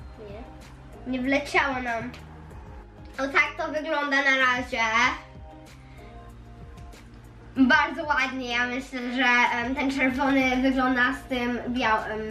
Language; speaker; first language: Polish; early bilingual, heritage; Polish